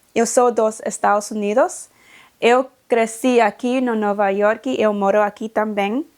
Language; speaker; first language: Portuguese; non-native, learner; English